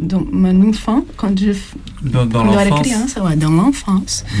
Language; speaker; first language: French; non-native, fluent; Portuguese